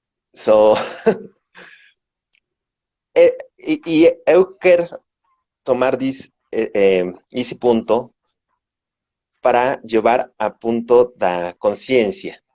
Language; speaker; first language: Portuguese; non-native, learner; Spanish